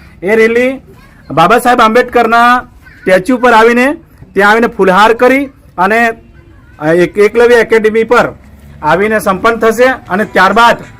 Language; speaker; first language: Gujarati; non-native, local second language; Bhili